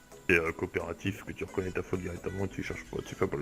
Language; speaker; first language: French; native; French